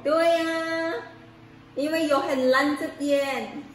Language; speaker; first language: Chinese; non-native, learner; Filipino